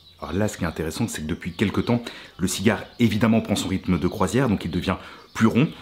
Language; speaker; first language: French; native; French